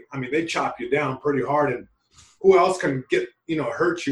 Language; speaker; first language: English; early bilingual, other home language; Spanish